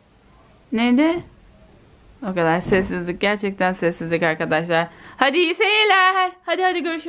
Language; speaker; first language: Turkish; native; Turkish